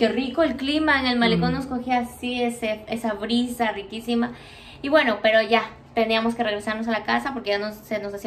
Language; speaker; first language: Spanish; native; Spanish